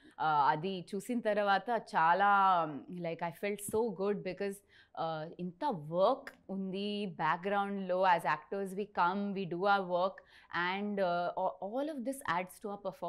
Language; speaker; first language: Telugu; non-native, learner; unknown